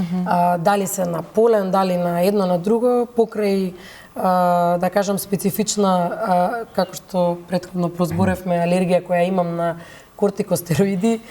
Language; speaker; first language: Macedonian; native; Macedonian